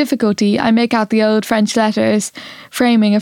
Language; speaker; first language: English; native; English